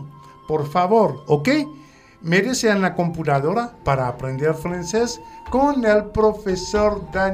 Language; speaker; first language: Spanish; non-native, fluent; French